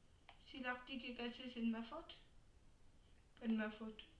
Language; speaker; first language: French; native; French